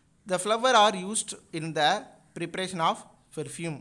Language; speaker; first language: English; non-native, local second language; Tamil